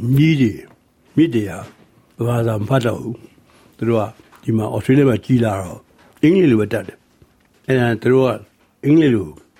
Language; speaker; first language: Burmese; native; Burmese